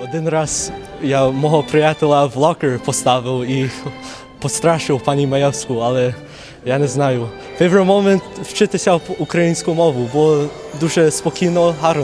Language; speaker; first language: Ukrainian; early bilingual, heritage; English